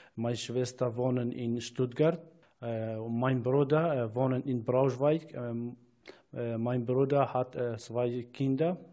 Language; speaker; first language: German; non-native, learner; Kurdish